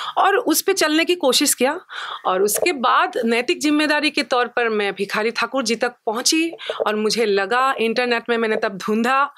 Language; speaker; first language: Hindi; non-native, local second language; Assamese